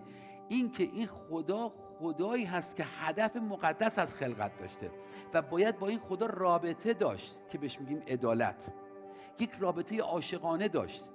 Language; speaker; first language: Persian; native; Persian